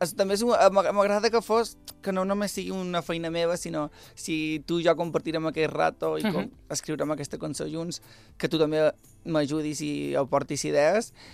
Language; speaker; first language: Catalan; native; Catalan